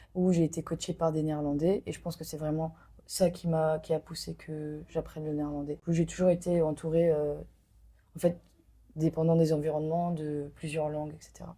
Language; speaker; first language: French; non-native, local second language; Arabic